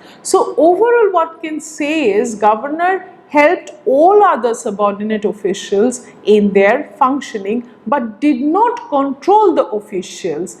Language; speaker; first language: English; non-native, local second language; Bangla